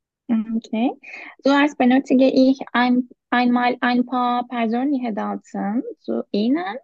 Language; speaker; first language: German; non-native, learner; Turkish